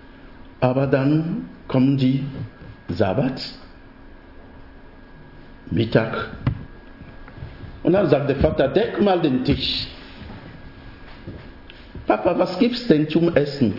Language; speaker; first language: German; non-native, fluent; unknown